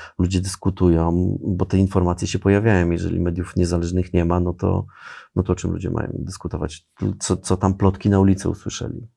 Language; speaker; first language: Polish; native; Polish